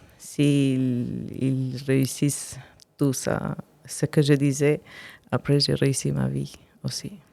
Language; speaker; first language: French; non-native, learner; Albanian